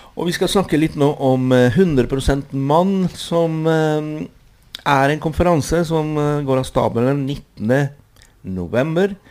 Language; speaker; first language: Norwegian; non-native, fluent; Spanish